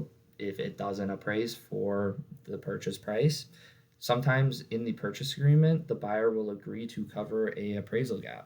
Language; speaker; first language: English; native; English